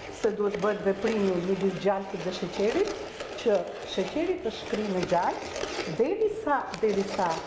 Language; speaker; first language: Albanian; native; Albanian